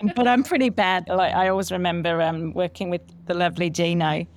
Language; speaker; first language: English; native; English